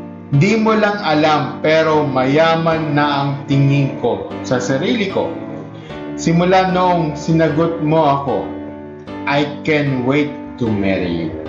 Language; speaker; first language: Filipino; native; Filipino